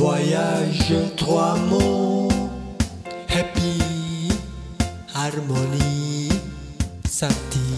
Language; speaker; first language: French; non-native, fluent; Indonesian